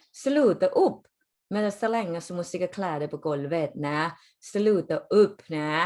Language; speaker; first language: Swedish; non-native, fluent; Thai